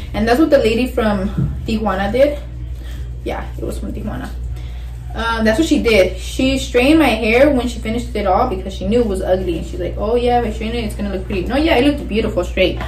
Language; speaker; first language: English; early bilingual, other home language; Spanish